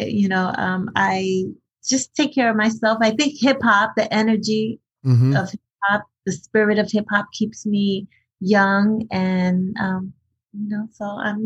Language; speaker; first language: English; early bilingual, other home language; Spanish